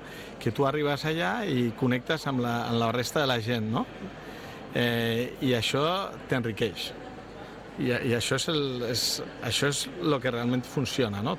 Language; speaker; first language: Catalan; non-native, local second language; Spanish